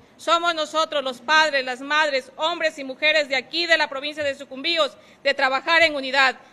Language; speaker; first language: Spanish; native; Spanish